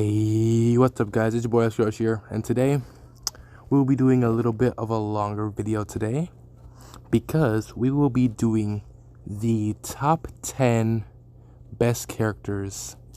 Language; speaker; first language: English; native; English